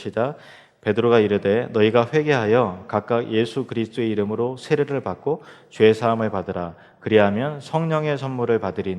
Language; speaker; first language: Korean; native; Korean